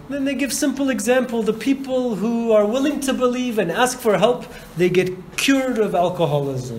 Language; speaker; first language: English; native; English